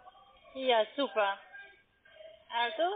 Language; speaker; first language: German; non-native, learner; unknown